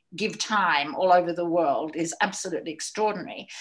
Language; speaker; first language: English; native; English